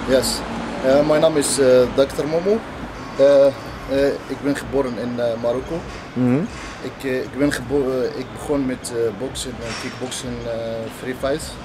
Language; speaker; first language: Dutch; non-native, learner; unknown